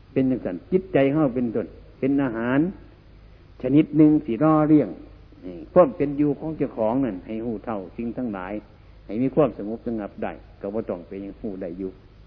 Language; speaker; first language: Thai; native; Thai